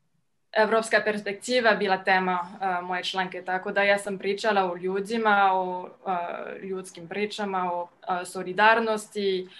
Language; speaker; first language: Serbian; non-native, fluent; French